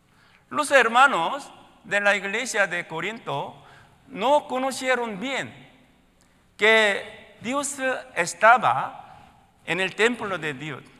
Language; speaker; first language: Spanish; non-native, learner; Korean